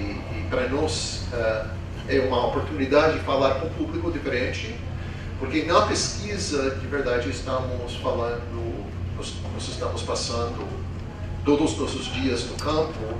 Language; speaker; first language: Portuguese; non-native, fluent; English